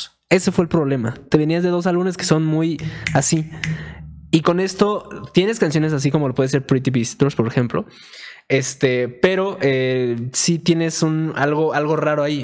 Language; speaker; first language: Spanish; native; Spanish